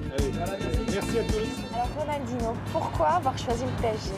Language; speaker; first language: French; native; French